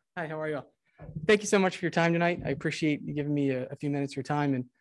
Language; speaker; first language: English; native; English